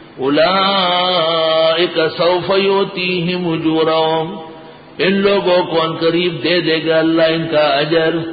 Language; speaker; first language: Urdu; non-native, local second language; Pashto